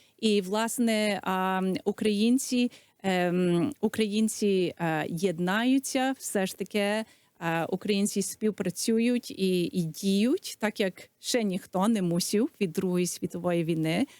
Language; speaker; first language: Ukrainian; early bilingual, heritage; Ukrainian